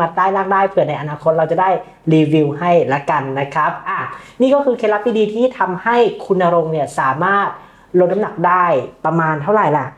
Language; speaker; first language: Thai; native; Thai